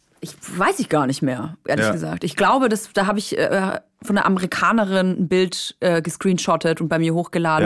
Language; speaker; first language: German; native; German